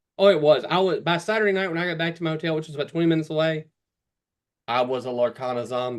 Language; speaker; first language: English; native; English